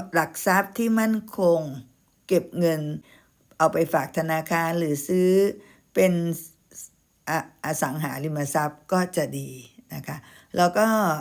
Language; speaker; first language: Thai; native; Thai